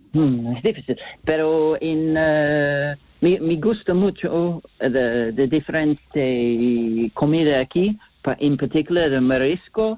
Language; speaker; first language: Spanish; non-native, learner; English